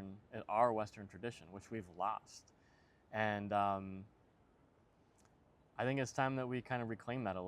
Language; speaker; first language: English; native; English